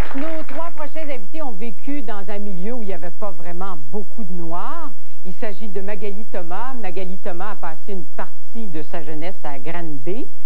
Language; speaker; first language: French; native; French